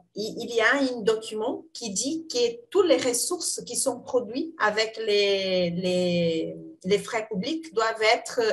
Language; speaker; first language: French; non-native, fluent; Portuguese